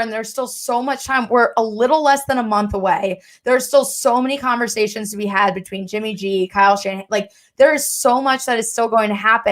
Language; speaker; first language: English; native; English